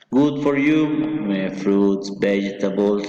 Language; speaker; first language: English; non-native, fluent; Spanish